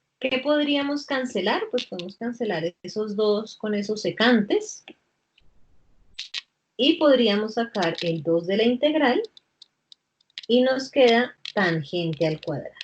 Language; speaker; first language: Spanish; native; Spanish